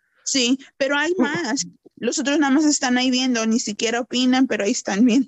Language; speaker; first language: Spanish; early bilingual, heritage; Spanish